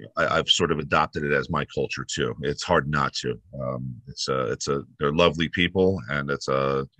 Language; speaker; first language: English; native; English